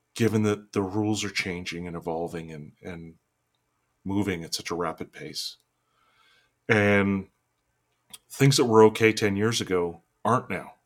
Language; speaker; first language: English; native; English